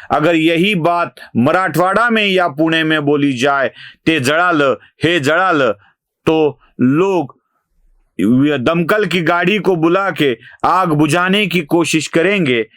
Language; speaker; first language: Hindi; non-native, local second language; Marathi